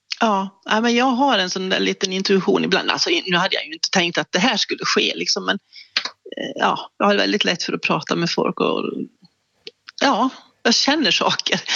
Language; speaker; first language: Swedish; native; Swedish